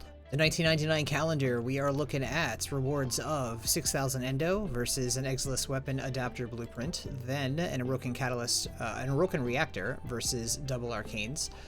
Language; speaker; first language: English; native; English